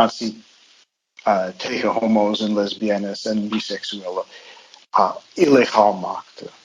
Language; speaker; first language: Dutch; non-native, fluent; English